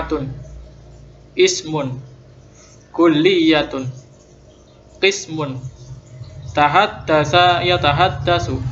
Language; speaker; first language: Arabic; non-native, fluent; Indonesian